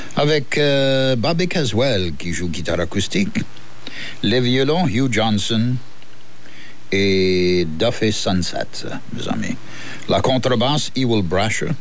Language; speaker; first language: French; native; French